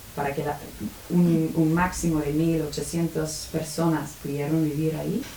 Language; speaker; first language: Spanish; non-native, fluent; English